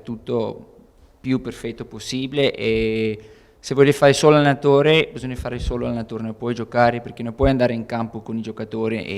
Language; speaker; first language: Italian; non-native, learner; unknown